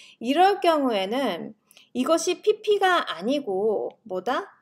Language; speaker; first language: Korean; native; Korean